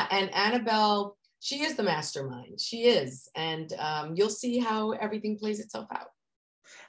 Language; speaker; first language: English; native; English